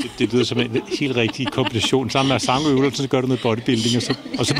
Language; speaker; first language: Danish; native; Danish